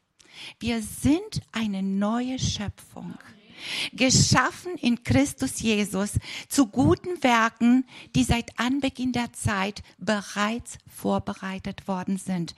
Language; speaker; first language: German; non-native, fluent; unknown